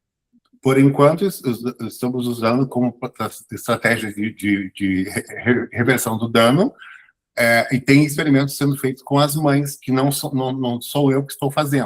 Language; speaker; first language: Portuguese; native; Portuguese